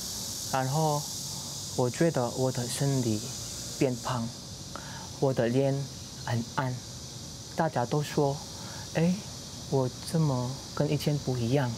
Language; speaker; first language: Chinese; non-native, learner; Indonesian